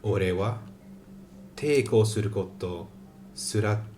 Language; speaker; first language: Japanese; non-native, learner; English